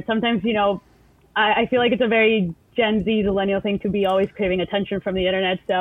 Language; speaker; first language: English; non-native, fluent; Spanish